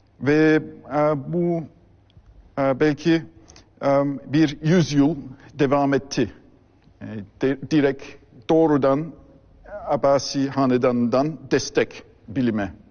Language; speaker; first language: Turkish; non-native, fluent; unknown